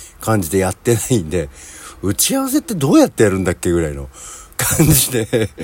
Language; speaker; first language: Japanese; native; Japanese